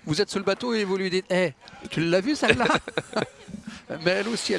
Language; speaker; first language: French; native; French